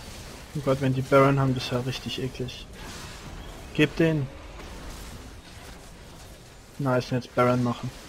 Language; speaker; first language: German; native; German